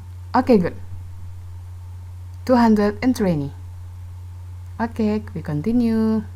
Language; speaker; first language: English; non-native, learner; Indonesian